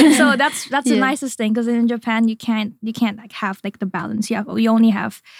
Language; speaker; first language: English; non-native, fluent; Indonesian